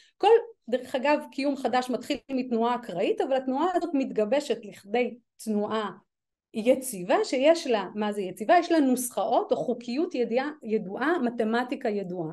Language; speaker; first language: Hebrew; native; Hebrew